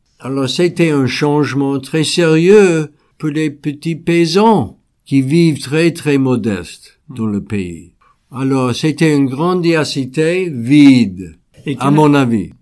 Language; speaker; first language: French; non-native, fluent; English